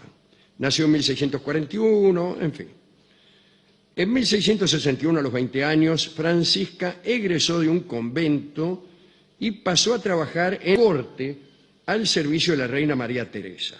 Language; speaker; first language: Spanish; native; Spanish